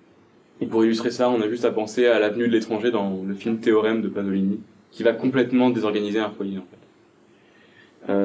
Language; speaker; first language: French; native; French